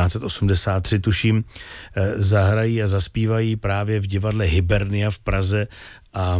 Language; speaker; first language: Czech; native; Czech